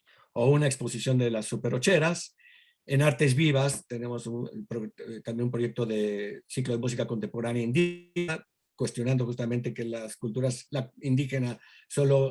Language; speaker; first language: Spanish; native; Spanish